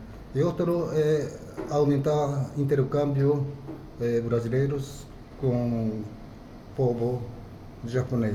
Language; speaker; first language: Portuguese; non-native, fluent; Japanese